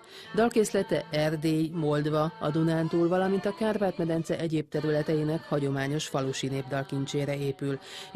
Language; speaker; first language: Hungarian; native; Hungarian